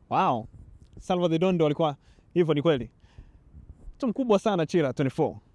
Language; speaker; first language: Swahili; native; Swahili